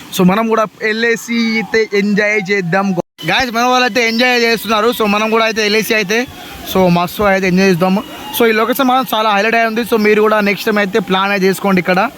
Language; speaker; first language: Telugu; native; Telugu